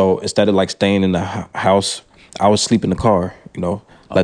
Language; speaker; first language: English; early bilingual, other home language; French